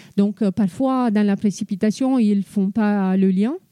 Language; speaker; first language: French; non-native, fluent; Romanian